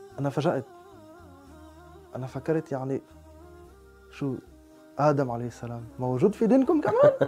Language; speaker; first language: Arabic; non-native, fluent; French